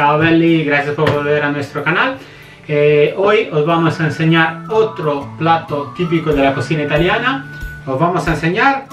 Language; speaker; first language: Spanish; non-native, fluent; Italian